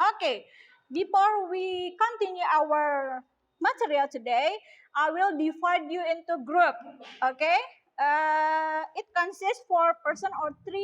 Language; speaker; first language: English; non-native, learner; Indonesian